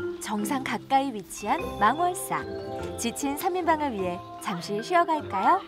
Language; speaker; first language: Korean; native; Korean